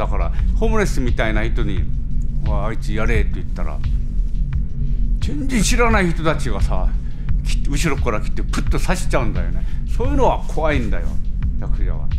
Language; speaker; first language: Japanese; non-native, fluent; Korean